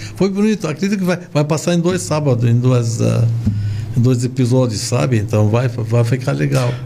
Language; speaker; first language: Portuguese; non-native, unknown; Arabic